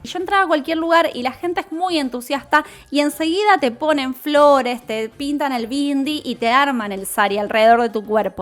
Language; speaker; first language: Spanish; native; Spanish